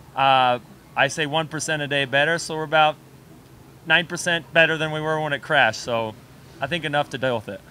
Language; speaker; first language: English; native; English